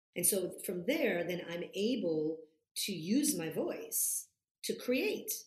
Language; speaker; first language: English; non-native, fluent; Italian